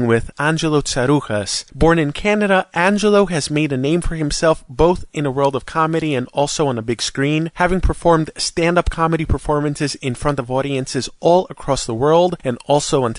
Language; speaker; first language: English; early bilingual, other home language; Greek